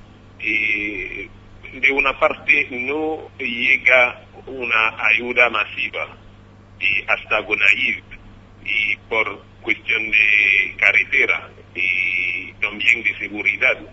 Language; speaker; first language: Spanish; non-native, fluent; Haitian Creole